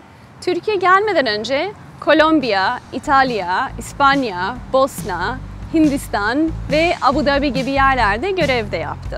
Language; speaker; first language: Turkish; non-native, fluent; English